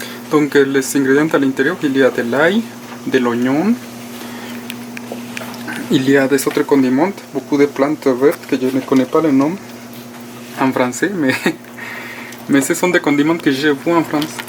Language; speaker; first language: French; non-native, fluent; Spanish